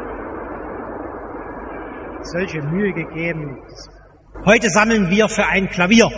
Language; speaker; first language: German; native; German